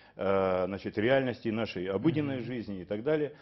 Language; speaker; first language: Russian; native; Russian